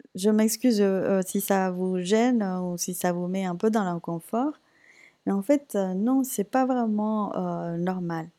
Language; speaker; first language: French; non-native, fluent; Spanish